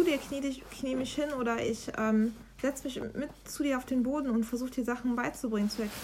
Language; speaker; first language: German; native; German